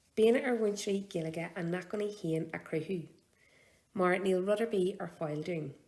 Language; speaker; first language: Irish; non-native, local second language; English